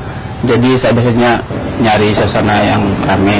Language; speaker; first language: Indonesian; native; Indonesian